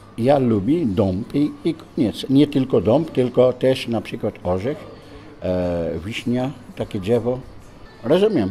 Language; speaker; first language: Polish; non-native, learner; Dutch